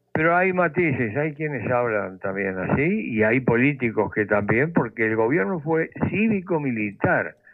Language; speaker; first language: Spanish; native; Spanish